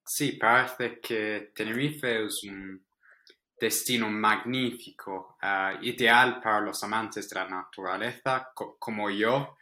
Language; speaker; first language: Spanish; non-native, fluent; English